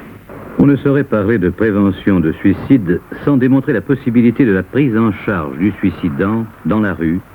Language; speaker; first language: French; native; French